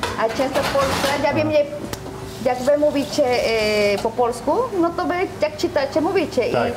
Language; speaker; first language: Polish; non-native, learner; Spanish